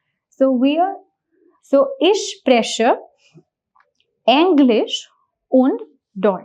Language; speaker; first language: German; non-native, fluent; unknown